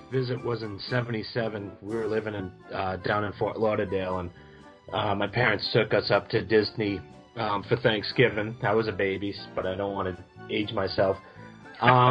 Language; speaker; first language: English; native; English